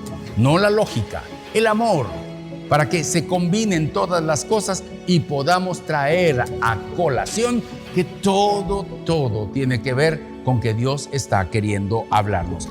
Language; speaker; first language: Spanish; native; Spanish